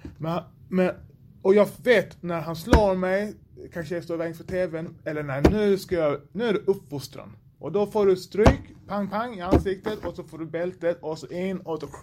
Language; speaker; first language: Swedish; native; Swedish